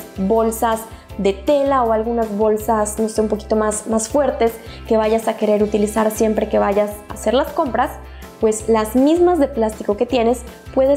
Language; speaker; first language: Spanish; native; Spanish